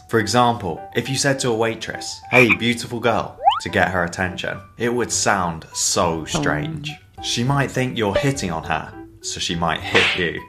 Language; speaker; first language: English; native; English